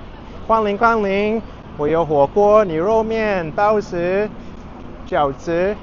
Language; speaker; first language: Chinese; non-native, learner; English